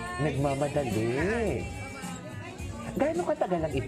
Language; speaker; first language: Filipino; native; Filipino